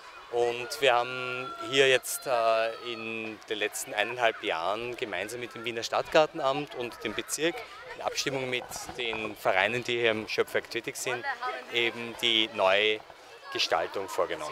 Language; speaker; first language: German; native; German